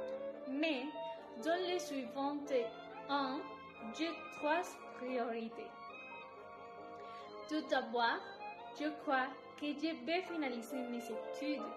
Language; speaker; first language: French; non-native, learner; Spanish